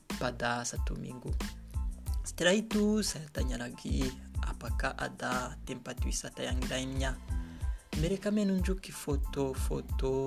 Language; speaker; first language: Indonesian; non-native, learner; Kinyarwanda